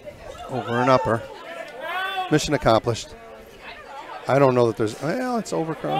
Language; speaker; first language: English; native; English